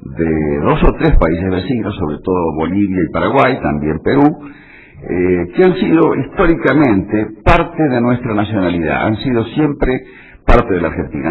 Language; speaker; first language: Spanish; native; Spanish